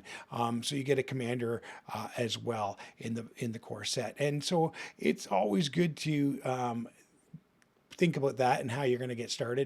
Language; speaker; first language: English; native; English